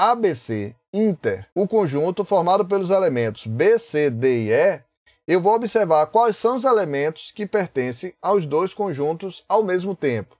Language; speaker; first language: Portuguese; native; Portuguese